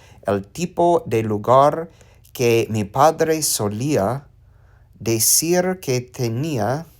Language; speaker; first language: Spanish; non-native, learner; English